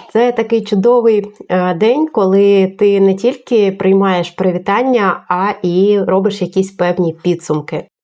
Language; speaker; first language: Ukrainian; non-native, local second language; Russian